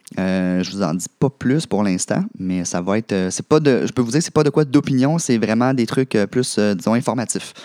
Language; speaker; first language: French; native; French